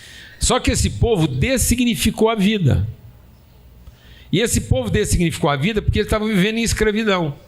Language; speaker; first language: Portuguese; native; Portuguese